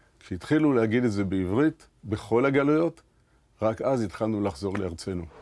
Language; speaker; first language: Hebrew; native; Hebrew